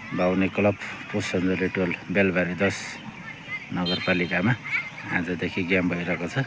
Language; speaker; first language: Nepali; native; Nepali